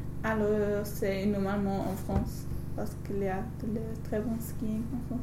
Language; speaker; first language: French; non-native, learner; English